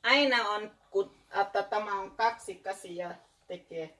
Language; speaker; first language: Finnish; non-native, learner; Thai